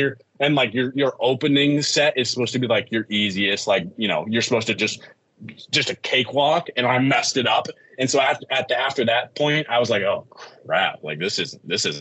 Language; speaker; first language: English; native; English